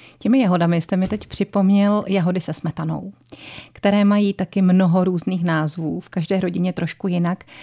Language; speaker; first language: Czech; native; Czech